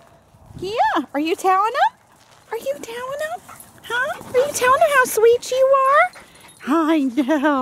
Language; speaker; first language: English; native; English